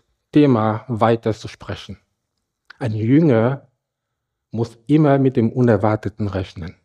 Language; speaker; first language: German; non-native, fluent; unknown